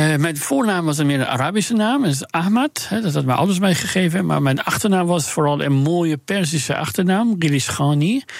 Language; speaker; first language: Dutch; non-native, fluent; Persian